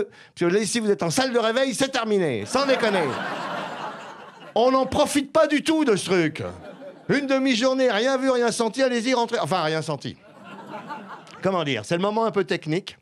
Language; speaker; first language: French; native; French